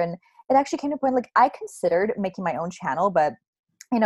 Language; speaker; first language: English; native; English